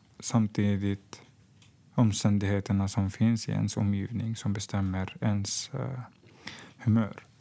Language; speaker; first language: Swedish; non-native, fluent; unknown